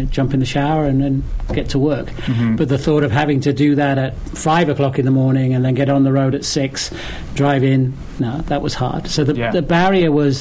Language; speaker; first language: English; native; English